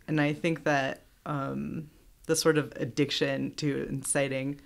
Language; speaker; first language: English; native; English